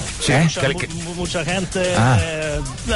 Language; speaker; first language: Spanish; non-native, learner; Italian